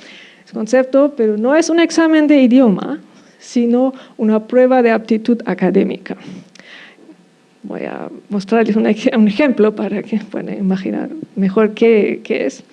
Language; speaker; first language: Spanish; non-native, fluent; German